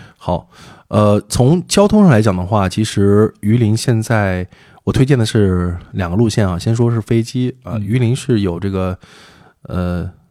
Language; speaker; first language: Chinese; native; Chinese